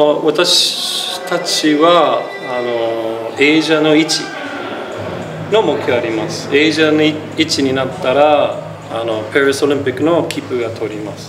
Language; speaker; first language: Japanese; non-native, fluent; English